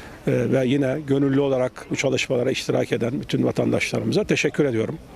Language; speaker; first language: Turkish; native; Turkish